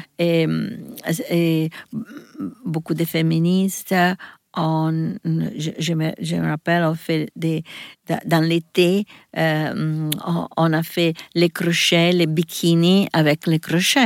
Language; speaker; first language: French; non-native, learner; Italian